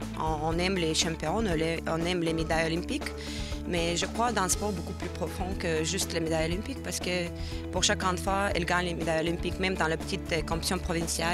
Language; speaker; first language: French; non-native, fluent; Russian